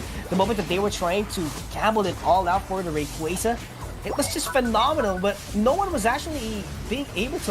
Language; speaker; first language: English; non-native, local second language; Filipino